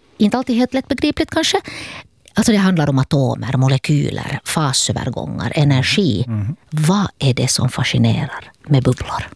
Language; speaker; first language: Swedish; native; Swedish